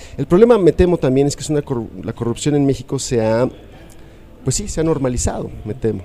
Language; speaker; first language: Spanish; native; Spanish